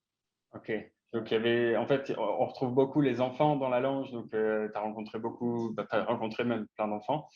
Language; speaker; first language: French; native; French